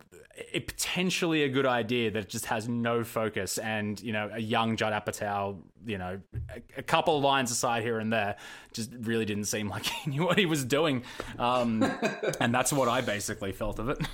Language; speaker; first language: English; native; English